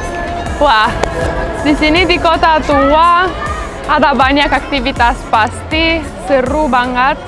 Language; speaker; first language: Indonesian; non-native, fluent; Romanian